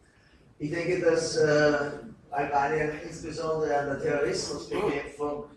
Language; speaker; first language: German; native; German